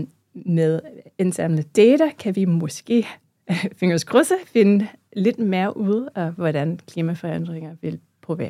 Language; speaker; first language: Danish; non-native, fluent; English